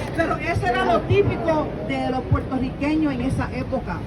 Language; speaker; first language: Spanish; early bilingual, heritage; Spanish